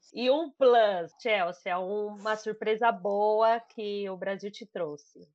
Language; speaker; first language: Portuguese; native; Portuguese